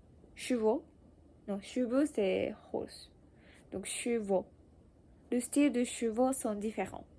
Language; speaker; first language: French; non-native, learner; Japanese